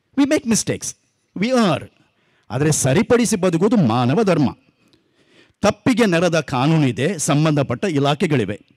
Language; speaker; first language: Kannada; non-native, local second language; Konkani